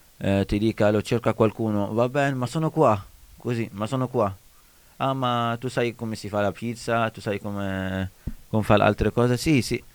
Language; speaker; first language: Italian; non-native, learner; Arabic